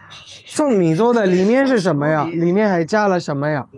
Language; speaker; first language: Chinese; non-native, learner; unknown